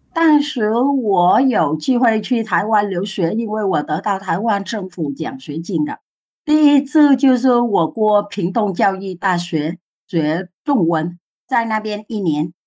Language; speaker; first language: Chinese; non-native, fluent; Vietnamese